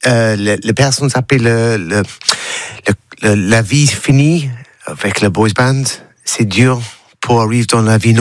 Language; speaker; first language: French; non-native, learner; English